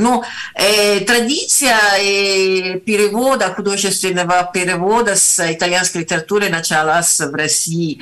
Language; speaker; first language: Russian; non-native, fluent; Italian